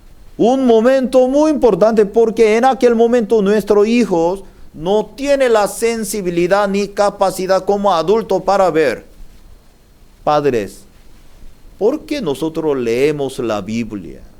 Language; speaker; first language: Spanish; non-native, learner; Korean